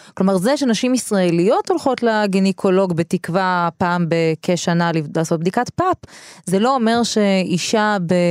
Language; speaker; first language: Hebrew; early bilingual, other home language; Russian